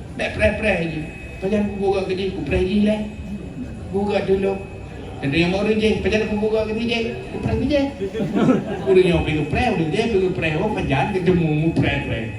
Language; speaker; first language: Malay; non-native, local second language; Achinese